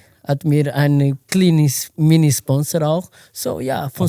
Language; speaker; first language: German; non-native, learner; Portuguese